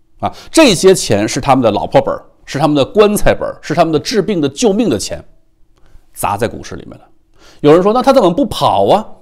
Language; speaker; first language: Chinese; native; Chinese